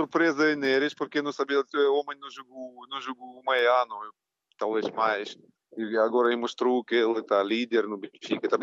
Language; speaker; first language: Portuguese; non-native, learner; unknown